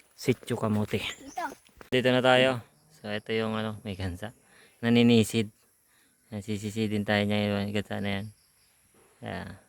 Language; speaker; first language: Filipino; native; Filipino